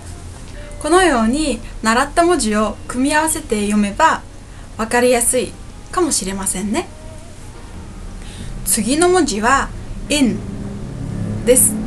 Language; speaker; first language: Japanese; non-native, fluent; Mongolian